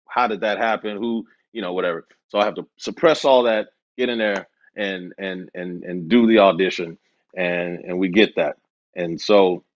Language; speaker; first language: English; native; English